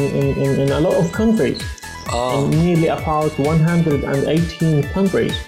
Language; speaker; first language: English; non-native, fluent; Arabic